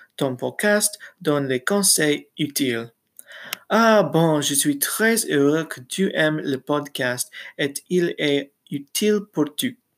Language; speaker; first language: French; non-native, learner; English